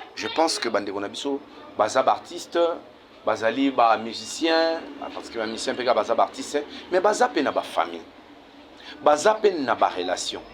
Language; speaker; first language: Lingala; native; Lingala